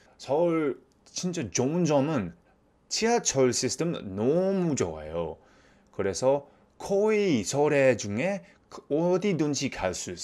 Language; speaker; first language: Korean; non-native, fluent; English